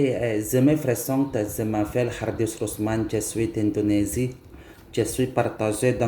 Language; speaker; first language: French; non-native, learner; Indonesian